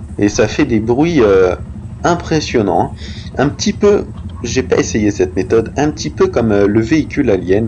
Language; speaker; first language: French; native; French